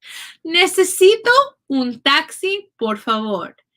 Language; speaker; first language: Spanish; non-native, fluent; English